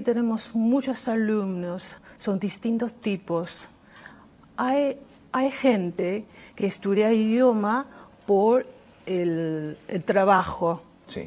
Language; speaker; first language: Spanish; non-native, learner; Chinese